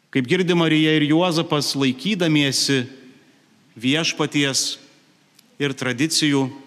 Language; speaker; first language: Lithuanian; native; Lithuanian